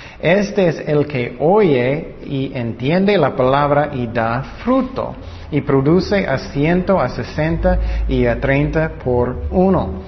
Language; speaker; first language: Spanish; non-native, fluent; English